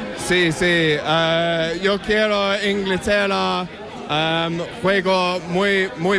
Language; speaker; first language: Spanish; non-native, learner; English